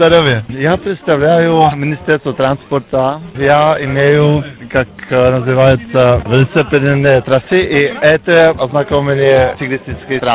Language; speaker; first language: Russian; non-native, learner; Czech